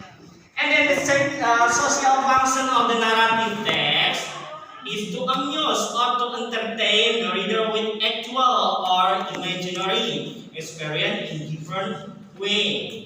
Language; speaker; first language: English; non-native, learner; Indonesian